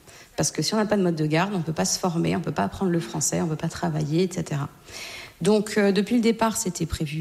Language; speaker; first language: French; native; French